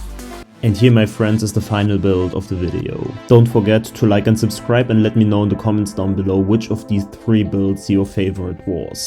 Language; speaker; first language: English; non-native, fluent; German